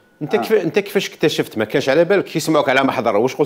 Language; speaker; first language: Arabic; native; Arabic